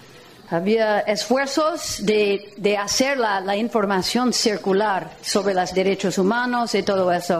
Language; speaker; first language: Spanish; non-native, fluent; English